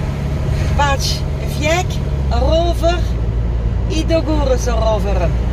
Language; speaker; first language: Polish; non-native, learner; Dutch